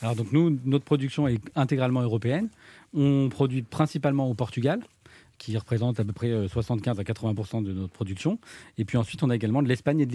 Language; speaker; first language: French; native; French